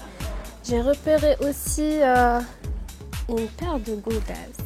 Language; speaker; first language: French; non-native, local second language; Arabic